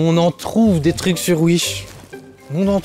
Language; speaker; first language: French; native; French